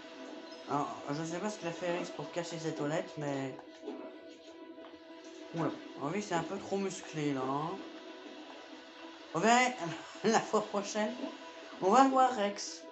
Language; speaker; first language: French; native; French